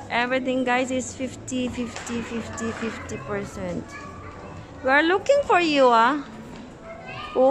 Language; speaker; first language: English; non-native, local second language; Filipino